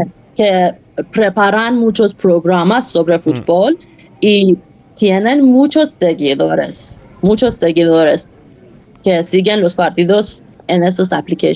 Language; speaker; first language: Spanish; non-native, fluent; Persian